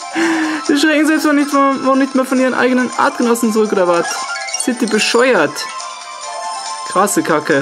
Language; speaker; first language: German; native; German